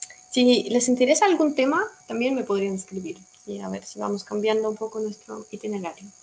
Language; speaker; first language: Spanish; non-native, fluent; Russian